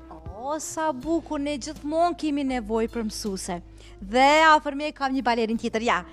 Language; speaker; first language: Albanian; native; Albanian